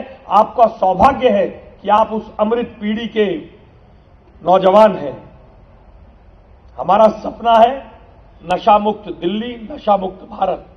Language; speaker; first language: Hindi; native; Hindi